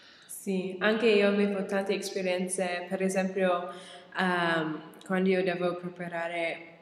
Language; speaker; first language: Italian; non-native, learner; English